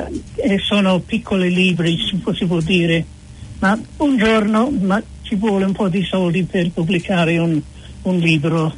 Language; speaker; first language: Italian; non-native, fluent; English